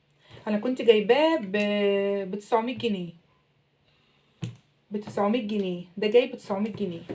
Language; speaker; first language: Arabic; native; Arabic